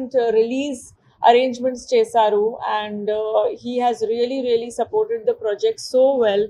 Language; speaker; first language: Telugu; non-native, local second language; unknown